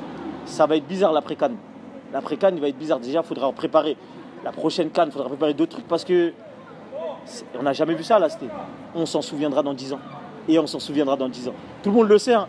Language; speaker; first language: French; native; French